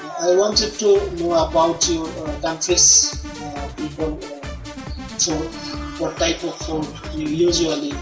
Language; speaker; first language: English; non-native, learner; Bangla